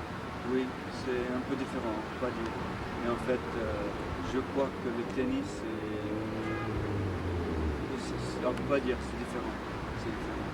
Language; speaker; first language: French; native; French